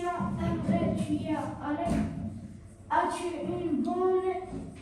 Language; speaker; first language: French; non-native, learner; Arabic